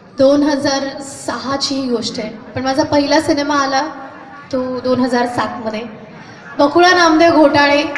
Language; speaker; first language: Marathi; non-native, local second language; Hindi